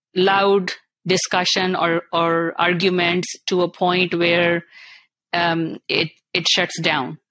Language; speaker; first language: English; non-native, local second language; Punjabi